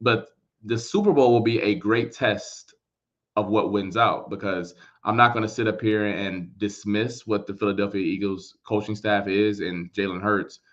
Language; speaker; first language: English; native; English